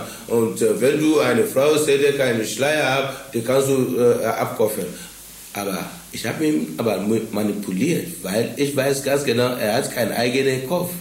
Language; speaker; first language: German; non-native, fluent; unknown